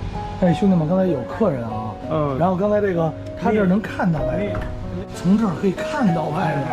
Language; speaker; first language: Chinese; native; Chinese